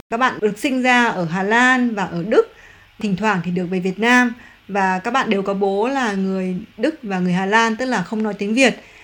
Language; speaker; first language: Vietnamese; native; Vietnamese